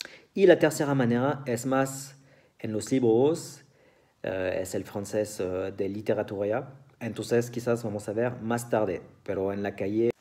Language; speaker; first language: Spanish; non-native, fluent; French